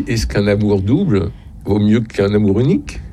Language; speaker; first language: French; native; French